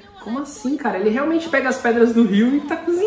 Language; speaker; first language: Portuguese; native; Portuguese